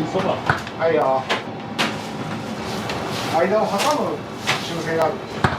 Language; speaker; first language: Japanese; native; Japanese